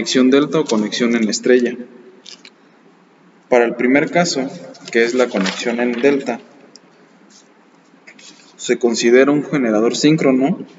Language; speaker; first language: Spanish; native; Spanish